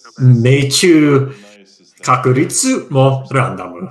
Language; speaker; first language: Japanese; non-native, learner; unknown